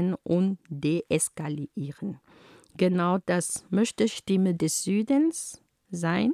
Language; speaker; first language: German; non-native, fluent; Ghomala